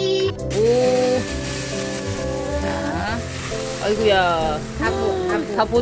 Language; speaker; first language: Korean; native; Korean